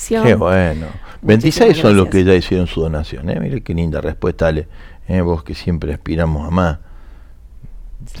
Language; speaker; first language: Spanish; native; Spanish